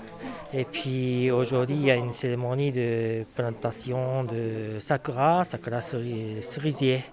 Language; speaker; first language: French; non-native, learner; Japanese